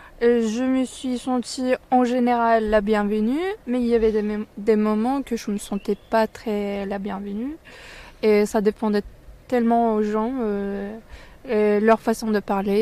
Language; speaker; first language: French; non-native, fluent; Turkish